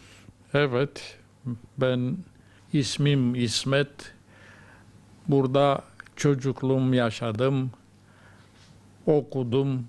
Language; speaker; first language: Turkish; early bilingual, heritage; Crimean Tatar